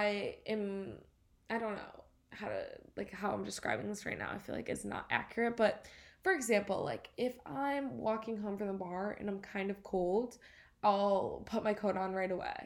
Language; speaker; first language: English; native; English